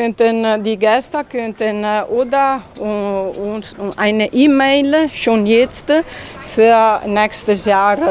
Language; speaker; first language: German; non-native, learner; Italian